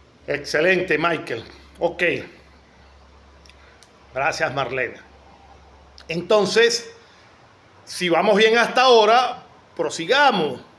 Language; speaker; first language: Spanish; native; Spanish